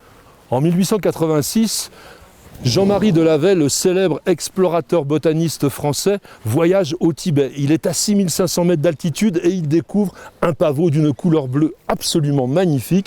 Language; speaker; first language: French; native; French